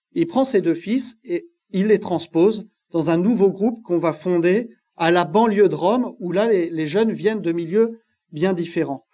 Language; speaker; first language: French; native; French